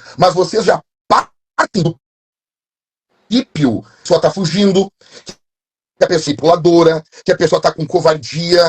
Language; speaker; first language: Portuguese; native; Portuguese